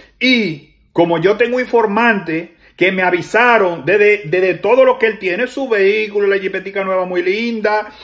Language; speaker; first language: Spanish; native; Spanish